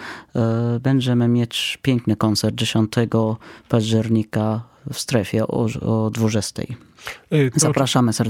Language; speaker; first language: Polish; non-native, fluent; Arabic